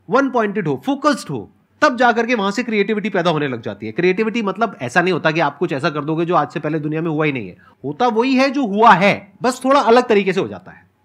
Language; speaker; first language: Hindi; native; Hindi